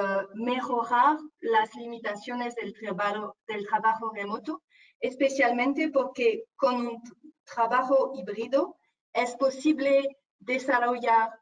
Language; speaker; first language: Spanish; non-native, fluent; French